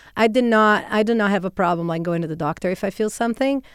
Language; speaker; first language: English; non-native, fluent; Portuguese